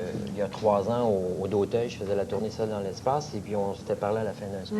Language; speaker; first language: French; native; French